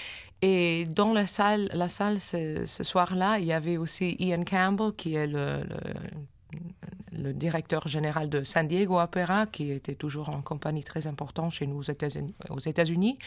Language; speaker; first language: French; non-native, fluent; English